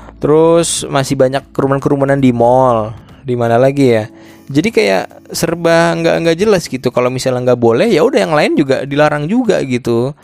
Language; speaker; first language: Indonesian; native; Indonesian